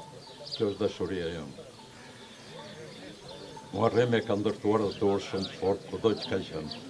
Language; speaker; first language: Albanian; native; Albanian